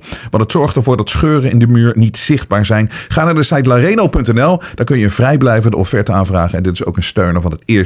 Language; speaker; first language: Dutch; native; Dutch